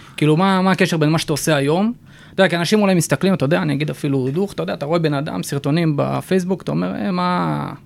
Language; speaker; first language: Hebrew; native; Hebrew